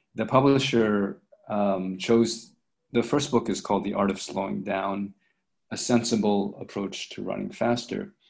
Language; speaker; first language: English; native; English